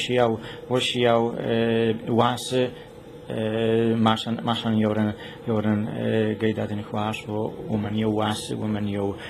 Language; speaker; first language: Chinese; non-native, learner; Polish